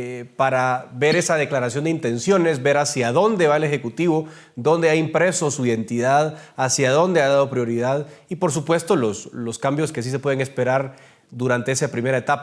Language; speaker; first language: Spanish; native; Spanish